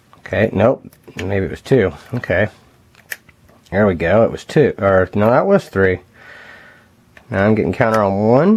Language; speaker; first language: English; native; English